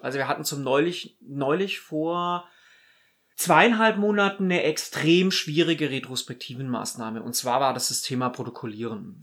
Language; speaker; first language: German; native; German